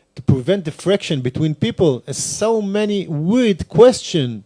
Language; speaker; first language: English; non-native, fluent; Hebrew